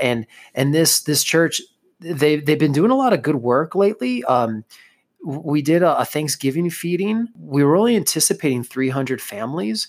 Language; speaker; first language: English; native; English